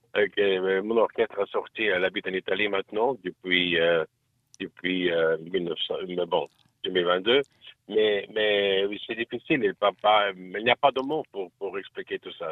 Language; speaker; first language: French; non-native, learner; Russian